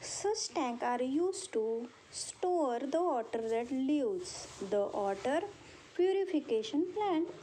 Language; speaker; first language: English; non-native, local second language; Marathi